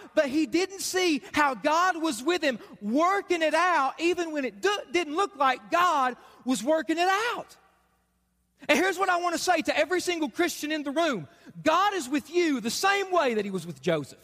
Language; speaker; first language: English; native; English